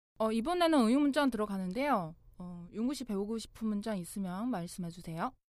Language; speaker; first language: Korean; non-native, fluent; Chinese